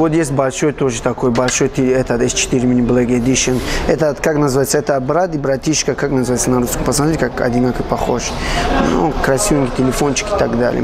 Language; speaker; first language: Russian; non-native, fluent; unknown